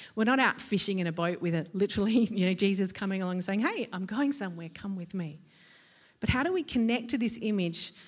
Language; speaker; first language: English; native; English